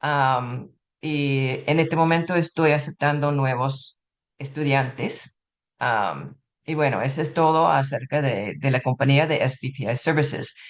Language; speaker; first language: Spanish; non-native, fluent; English